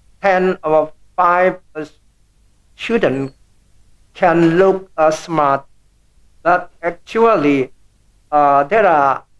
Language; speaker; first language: English; non-native, learner; Indonesian